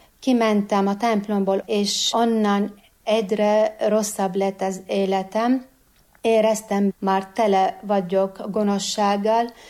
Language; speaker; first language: Hungarian; non-native, fluent; Arabic